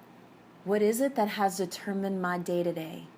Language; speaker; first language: English; native; English